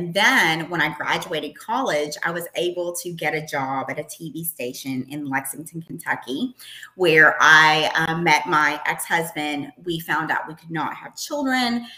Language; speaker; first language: English; native; English